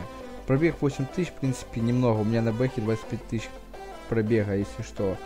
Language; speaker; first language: Russian; native; Russian